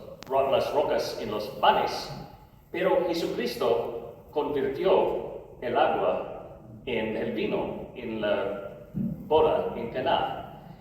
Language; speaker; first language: Spanish; non-native, learner; English